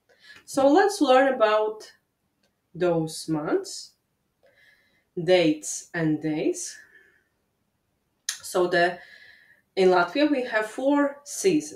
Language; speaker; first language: English; non-native, fluent; Latvian